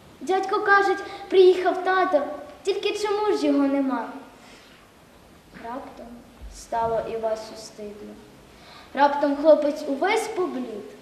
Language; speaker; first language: Ukrainian; native; Ukrainian